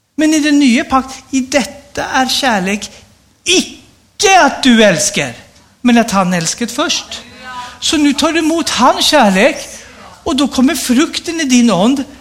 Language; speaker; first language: Swedish; native; Swedish